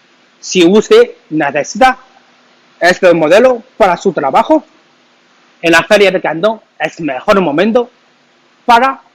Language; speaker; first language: Spanish; non-native, learner; Chinese